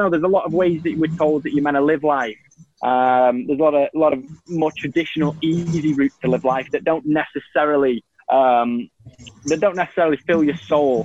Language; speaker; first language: English; native; English